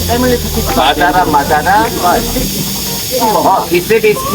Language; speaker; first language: Filipino; non-native, learner; Korean